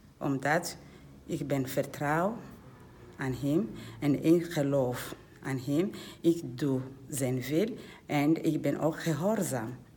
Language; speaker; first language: Dutch; non-native, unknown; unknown